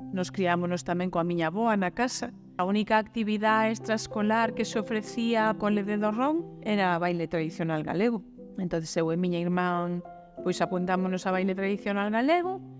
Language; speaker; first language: Galician; native; Galician